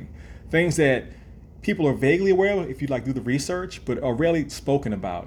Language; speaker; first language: English; native; English